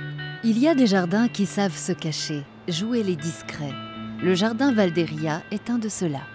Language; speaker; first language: French; native; French